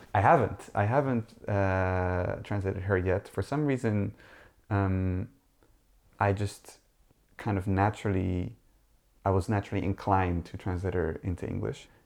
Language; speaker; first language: English; non-native, fluent; Dutch